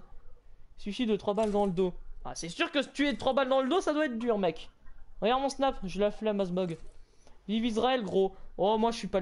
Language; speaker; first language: French; native; French